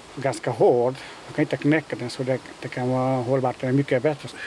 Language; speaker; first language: Swedish; non-native, learner; Hungarian